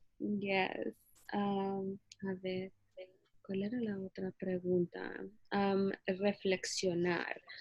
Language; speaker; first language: Spanish; early bilingual, heritage; Spanish